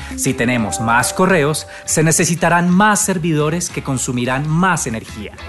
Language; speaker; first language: Spanish; native; Spanish